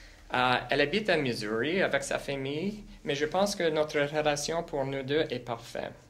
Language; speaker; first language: French; non-native, local second language; English